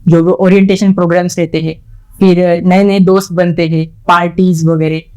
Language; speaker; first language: Hindi; non-native, local second language; Marathi